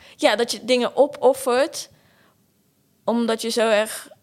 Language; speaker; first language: Dutch; early bilingual, other home language; Portuguese